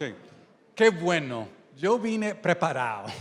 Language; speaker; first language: Spanish; early bilingual, heritage; Spanish